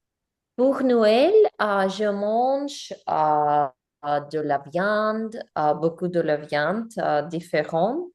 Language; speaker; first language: French; non-native, learner; English